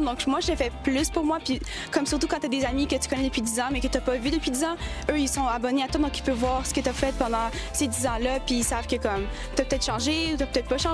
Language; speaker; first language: French; native; French